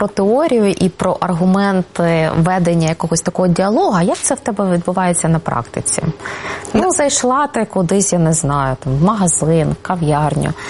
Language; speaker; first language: Ukrainian; non-native, local second language; Russian